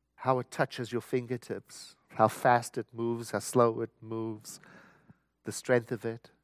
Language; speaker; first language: English; native; English